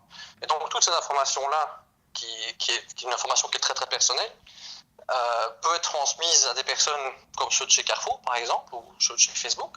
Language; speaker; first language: French; native; French